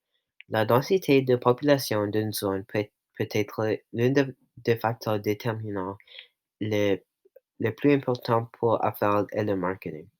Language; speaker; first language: French; non-native, local second language; English